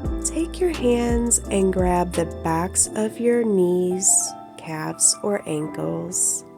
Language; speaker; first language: English; native; English